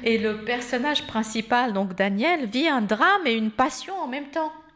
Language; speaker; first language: French; native; French